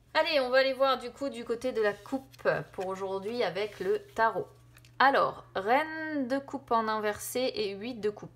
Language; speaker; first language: French; native; French